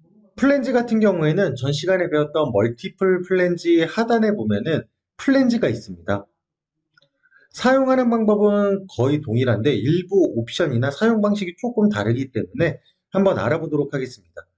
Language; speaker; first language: Korean; native; Korean